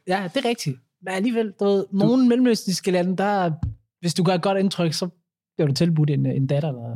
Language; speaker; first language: Danish; early bilingual, other home language; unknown